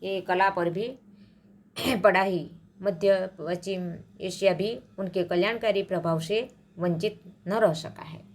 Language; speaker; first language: Hindi; non-native, local second language; Gujarati